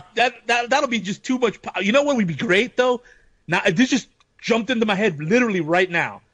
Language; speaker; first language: English; native; English